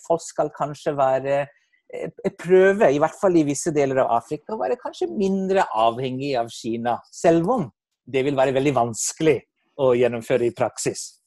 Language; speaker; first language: Norwegian; non-native, fluent; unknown